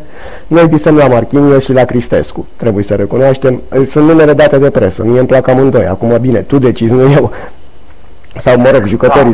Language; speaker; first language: Romanian; native; Romanian